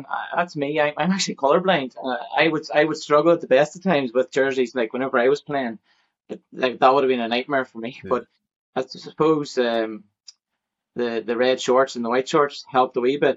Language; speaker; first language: English; native; English